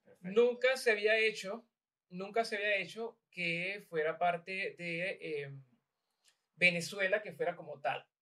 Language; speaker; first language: Spanish; native; Spanish